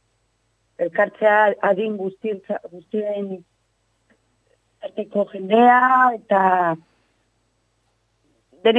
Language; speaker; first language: Basque; non-native, local second language; Spanish